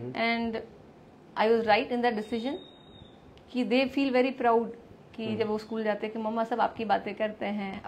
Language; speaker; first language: Hindi; non-native, local second language; Gujarati